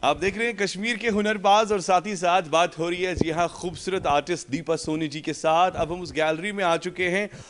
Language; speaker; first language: Hindi; non-native, local second language; Kashmiri